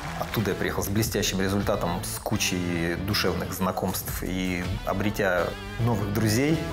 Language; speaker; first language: Russian; native; Russian